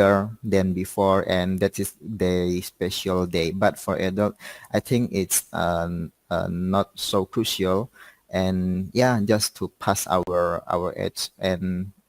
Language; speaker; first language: English; non-native, learner; Indonesian